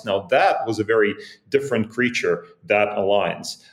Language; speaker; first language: English; non-native, fluent; Russian